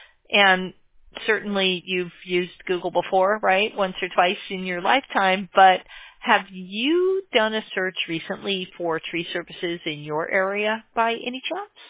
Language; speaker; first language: English; native; English